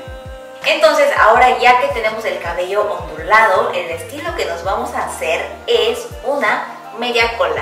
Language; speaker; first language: Spanish; non-native, fluent; Korean